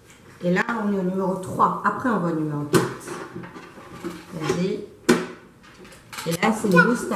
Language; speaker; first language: French; native; French